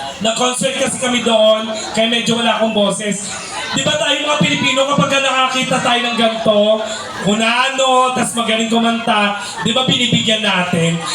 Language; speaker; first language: Filipino; native; Filipino